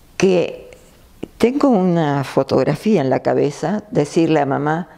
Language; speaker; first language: Spanish; native; Spanish